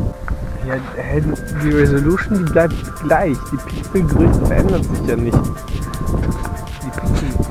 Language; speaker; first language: German; native; German